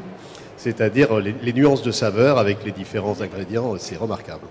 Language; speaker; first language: French; native; French